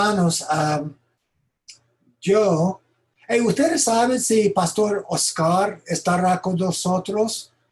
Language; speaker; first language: Spanish; non-native, fluent; English